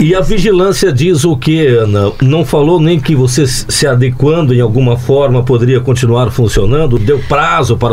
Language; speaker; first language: Portuguese; native; Portuguese